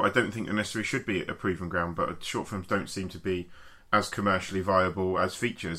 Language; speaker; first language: English; native; English